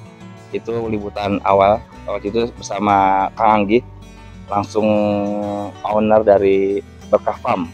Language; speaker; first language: Indonesian; native; Indonesian